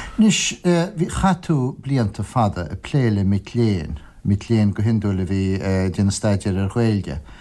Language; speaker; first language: Irish; native; Irish